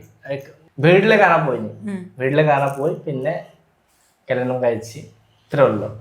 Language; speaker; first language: Malayalam; non-native, local second language; Bangla